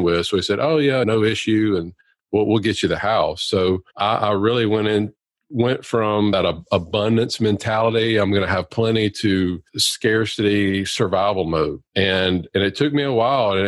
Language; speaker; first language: English; native; English